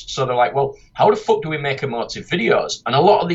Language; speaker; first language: English; native; English